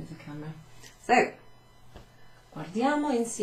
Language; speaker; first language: Italian; non-native, fluent; English